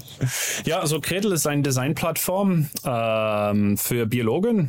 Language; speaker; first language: German; non-native, learner; Dutch